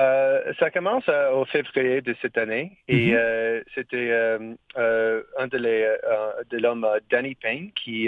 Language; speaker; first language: French; non-native, learner; English